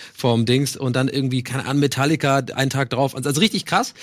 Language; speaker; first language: German; non-native, fluent; English